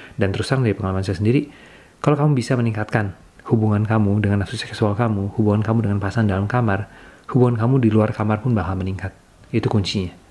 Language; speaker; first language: Indonesian; native; Indonesian